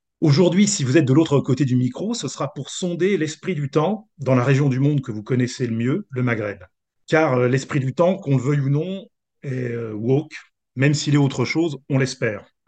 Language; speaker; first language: French; native; French